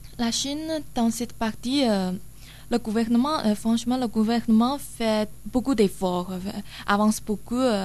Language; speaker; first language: French; non-native, learner; Chinese